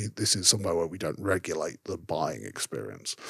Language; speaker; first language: English; native; English